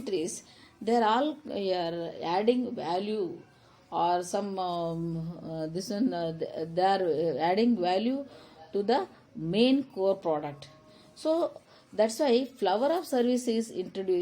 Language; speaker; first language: English; non-native, local second language; Kannada